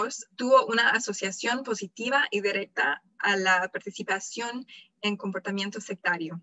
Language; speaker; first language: Spanish; non-native, fluent; English